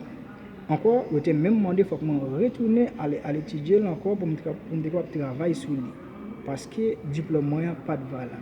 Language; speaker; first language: French; non-native, learner; Haitian Creole